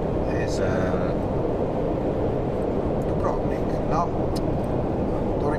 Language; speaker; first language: English; non-native, learner; Italian